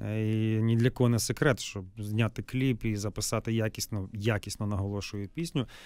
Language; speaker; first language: Ukrainian; native; Ukrainian